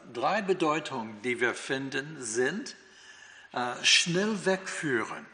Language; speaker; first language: German; non-native, fluent; English